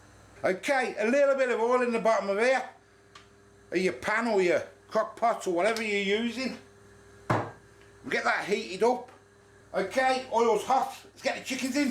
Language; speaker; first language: English; native; English